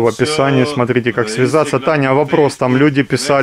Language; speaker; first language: Russian; native; Russian